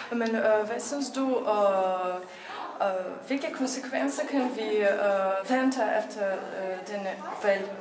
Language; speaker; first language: Danish; non-native, fluent; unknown